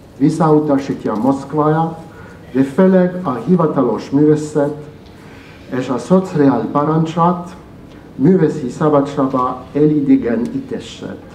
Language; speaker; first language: Hungarian; non-native, fluent; French